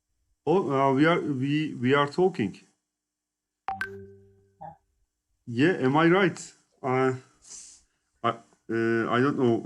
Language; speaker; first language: English; non-native, learner; Turkish